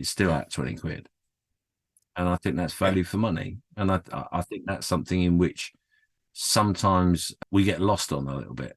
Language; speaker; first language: English; native; English